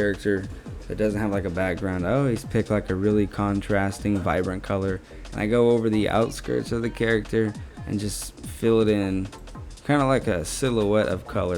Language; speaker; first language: English; native; English